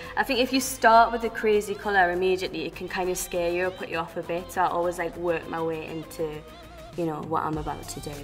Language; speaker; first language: English; native; English